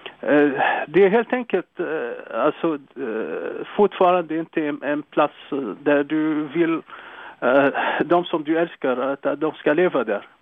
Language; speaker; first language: Swedish; non-native, fluent; Arabic